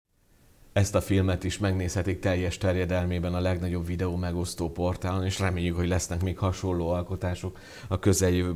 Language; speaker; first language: Hungarian; native; Hungarian